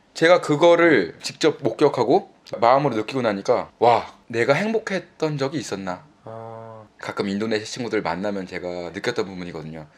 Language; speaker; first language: Korean; native; Korean